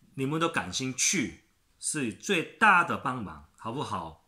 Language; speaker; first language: Chinese; non-native, learner; Korean